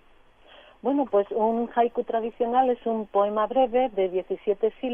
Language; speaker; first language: Spanish; native; Spanish